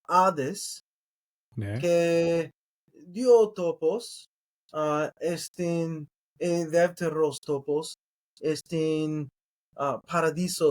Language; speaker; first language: Greek; non-native, learner; English